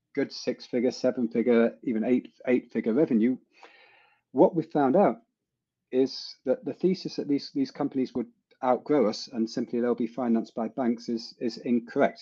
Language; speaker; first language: English; native; English